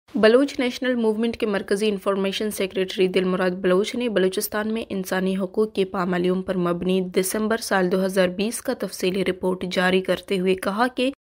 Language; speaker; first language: Urdu; non-native, local second language; Baluchi